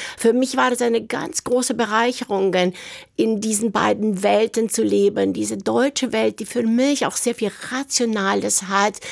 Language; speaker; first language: German; early bilingual, heritage; German